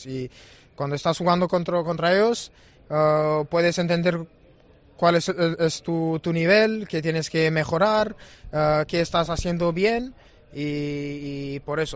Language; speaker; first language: Spanish; non-native, fluent; Romanian